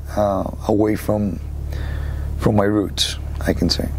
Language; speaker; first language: English; non-native, fluent; Spanish